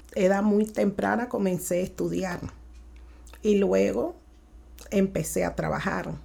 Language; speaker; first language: Spanish; early bilingual, other home language; Haitian Creole